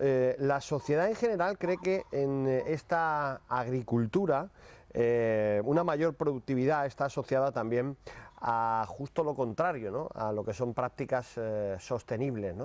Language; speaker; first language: Spanish; native; Spanish